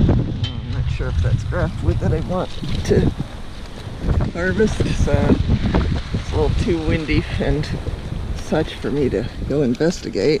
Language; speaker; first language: English; native; English